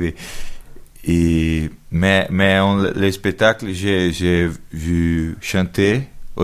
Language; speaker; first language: French; non-native, learner; Portuguese